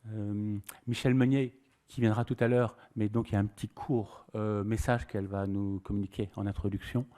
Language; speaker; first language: French; native; French